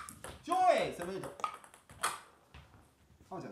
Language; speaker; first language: Japanese; native; Japanese